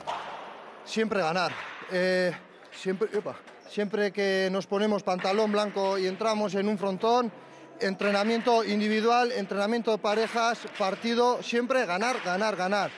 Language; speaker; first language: Spanish; non-native, fluent; French